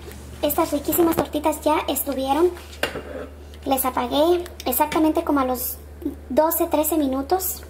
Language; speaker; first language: Spanish; native; Spanish